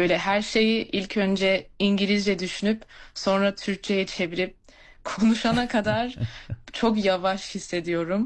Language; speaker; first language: Turkish; early bilingual, heritage; English